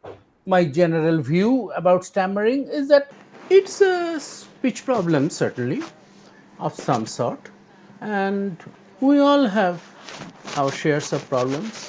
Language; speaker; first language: English; non-native, local second language; Bangla